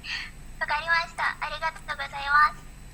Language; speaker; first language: Japanese; non-native, learner; Indonesian